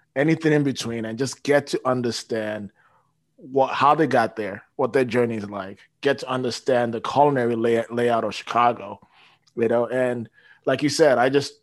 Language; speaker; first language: English; native; English